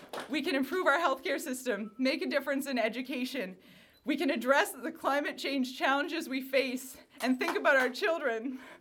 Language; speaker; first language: English; native; English